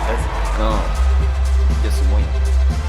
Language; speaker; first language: French; native; French